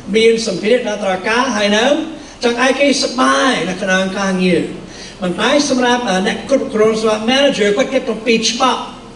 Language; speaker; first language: Khmer; native; Khmer